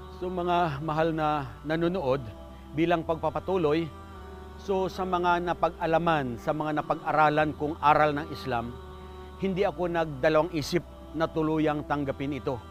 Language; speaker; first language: Filipino; non-native, local second language; Hiligaynon